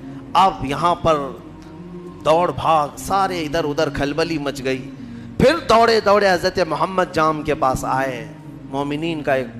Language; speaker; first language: Urdu; native; Urdu